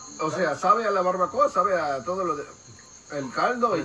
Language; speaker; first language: Spanish; non-native, fluent; English